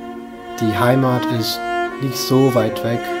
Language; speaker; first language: German; non-native, fluent; Bosnian